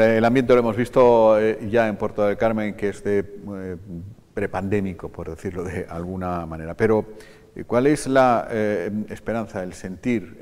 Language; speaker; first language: Spanish; native; Spanish